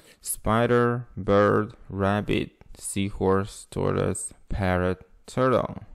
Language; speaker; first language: English; non-native, fluent; Russian